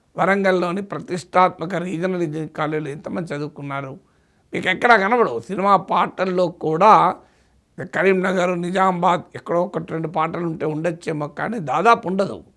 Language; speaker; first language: Telugu; native; Telugu